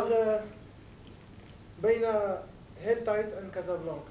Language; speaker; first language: Dutch; non-native, learner; Arabic